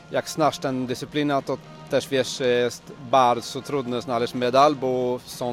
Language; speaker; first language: Polish; non-native, learner; Swedish